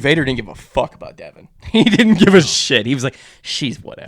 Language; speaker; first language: English; native; English